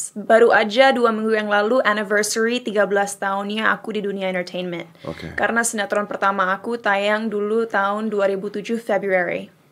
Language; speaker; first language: Indonesian; native; Indonesian